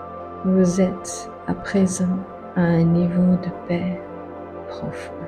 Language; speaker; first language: French; native; French